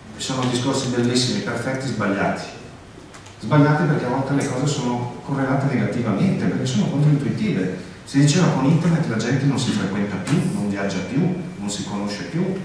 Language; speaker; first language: Italian; early bilingual, heritage; Italian